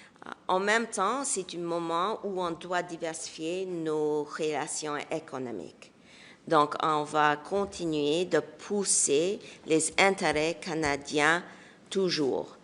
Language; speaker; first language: French; non-native, local second language; English